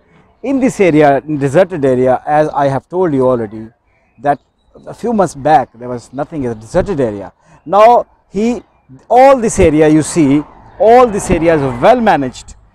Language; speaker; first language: English; non-native, local second language; Urdu